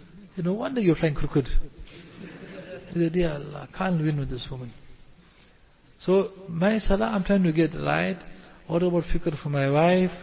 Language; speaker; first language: English; native; English